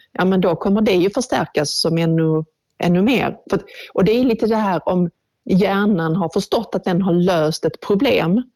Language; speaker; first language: Swedish; native; Swedish